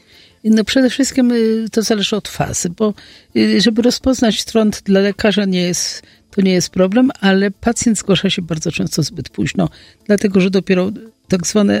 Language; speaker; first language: Polish; native; Polish